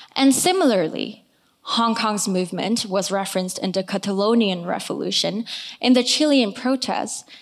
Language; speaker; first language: English; non-native, local second language; Cantonese